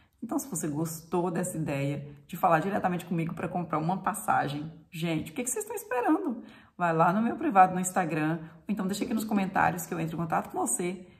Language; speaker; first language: Portuguese; native; Portuguese